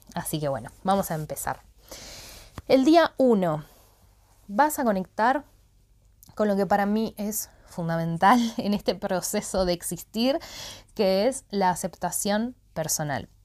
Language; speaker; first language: Spanish; native; Spanish